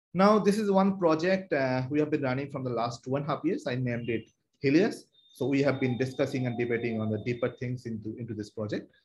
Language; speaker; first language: English; non-native, local second language; Bangla